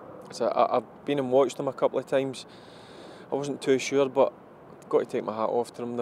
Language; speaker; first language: English; native; English